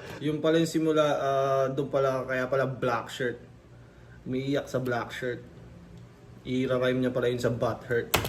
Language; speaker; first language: Filipino; native; Filipino